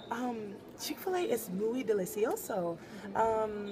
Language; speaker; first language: Spanish; non-native, learner; English